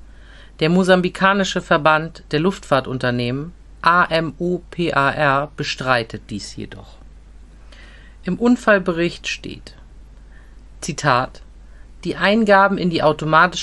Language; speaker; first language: German; native; German